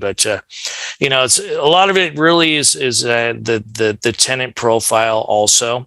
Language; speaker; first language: English; native; English